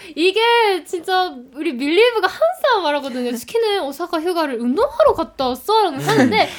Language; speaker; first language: Korean; non-native, fluent; Japanese